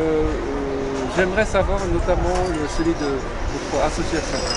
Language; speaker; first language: French; non-native, learner; Japanese